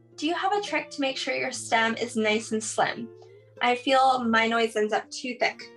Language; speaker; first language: English; native; English